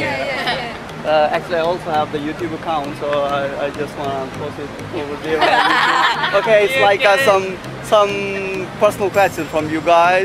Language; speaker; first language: English; non-native, learner; Urdu